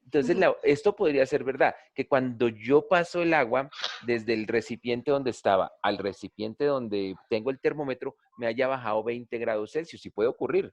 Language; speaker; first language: Spanish; native; Spanish